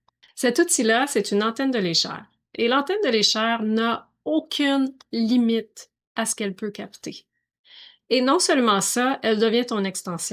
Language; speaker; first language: French; native; French